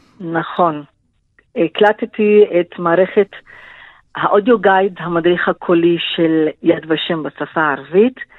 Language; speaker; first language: Hebrew; non-native, local second language; Arabic